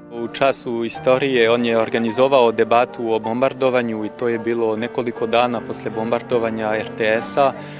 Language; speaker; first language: Serbian; non-native, fluent; French